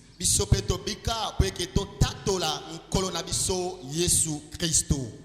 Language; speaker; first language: Lingala; native; Lingala